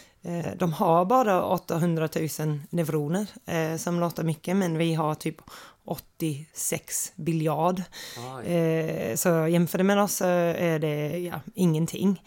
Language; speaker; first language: Swedish; non-native, fluent; English